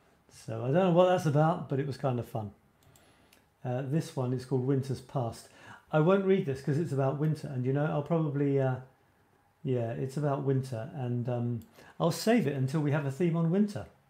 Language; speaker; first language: English; native; English